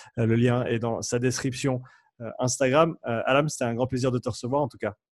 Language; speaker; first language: French; native; French